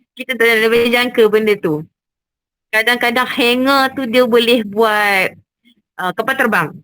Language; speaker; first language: Malay; native; Malay